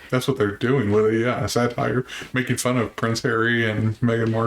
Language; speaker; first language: English; native; English